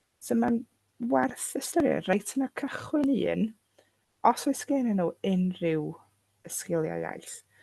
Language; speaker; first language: Welsh; non-native, local second language; English